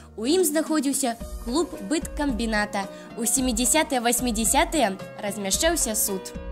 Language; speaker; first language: Belarusian; native; Belarusian